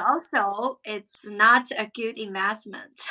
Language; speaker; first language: English; non-native, fluent; Chinese